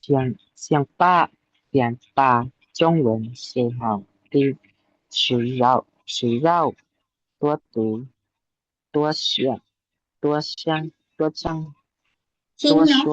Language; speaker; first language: Chinese; non-native, learner; Lao